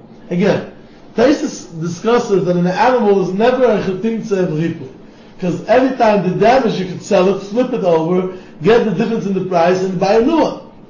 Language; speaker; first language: English; non-native, fluent; Hebrew